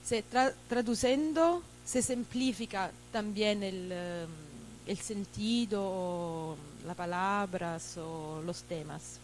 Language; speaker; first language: Spanish; non-native, fluent; Italian